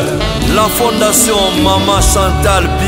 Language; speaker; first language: French; non-native, local second language; Lingala